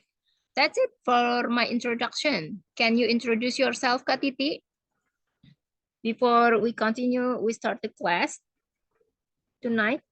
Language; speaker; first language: English; non-native, fluent; Indonesian